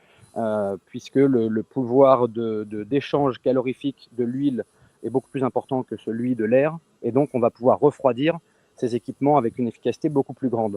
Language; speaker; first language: French; native; French